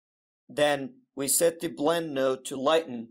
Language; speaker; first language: English; non-native, fluent; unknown